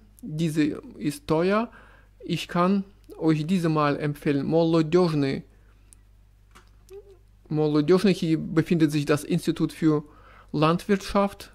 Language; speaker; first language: German; non-native, fluent; Russian